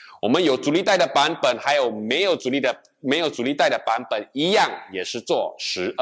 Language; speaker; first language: Chinese; native; Chinese